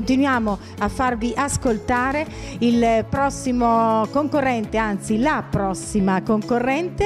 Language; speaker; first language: Italian; native; Italian